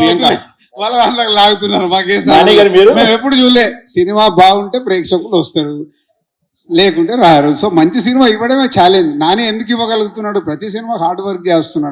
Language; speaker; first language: Telugu; native; Telugu